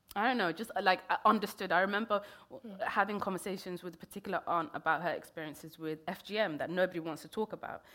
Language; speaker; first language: English; native; English